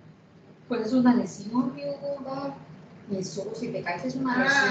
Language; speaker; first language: Spanish; native; Spanish